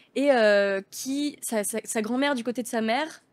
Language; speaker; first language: French; native; French